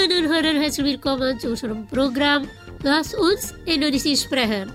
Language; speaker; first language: German; non-native, fluent; Indonesian